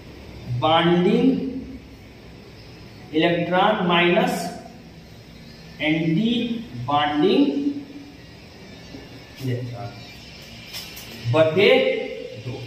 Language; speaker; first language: Hindi; native; Hindi